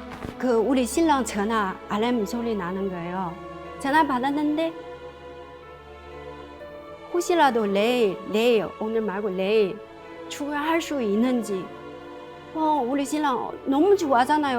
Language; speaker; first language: Korean; non-native, learner; Chinese